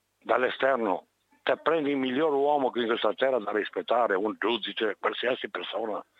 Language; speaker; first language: Italian; non-native, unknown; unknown